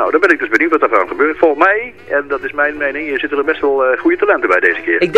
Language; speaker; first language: Dutch; native; Dutch